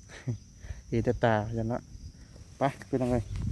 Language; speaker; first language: Thai; non-native, local second language; Lao